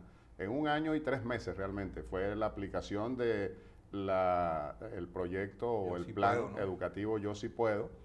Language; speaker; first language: Spanish; native; Spanish